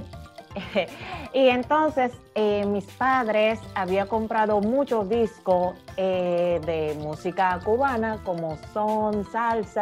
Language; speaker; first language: Spanish; non-native, fluent; Japanese